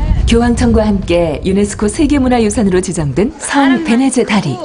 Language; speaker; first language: Korean; native; Korean